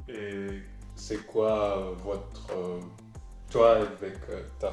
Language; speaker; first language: French; non-native, learner; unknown